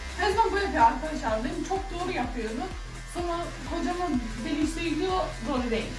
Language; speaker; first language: Turkish; non-native, learner; English